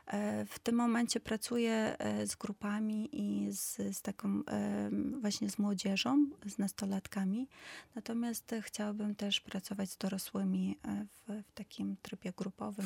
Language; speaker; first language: Polish; non-native, fluent; Ukrainian